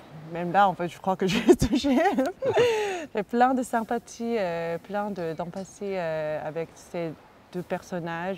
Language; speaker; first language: French; non-native, fluent; Korean